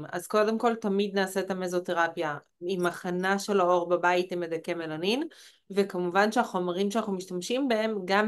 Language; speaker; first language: Hebrew; native; Hebrew